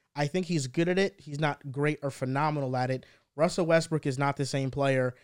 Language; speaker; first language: English; early bilingual, heritage; Spanish